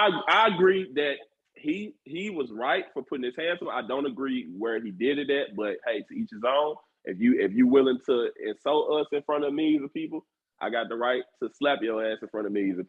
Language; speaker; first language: English; native; English